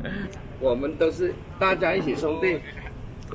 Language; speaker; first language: Chinese; native; Chinese